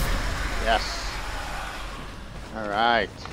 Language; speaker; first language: English; native; English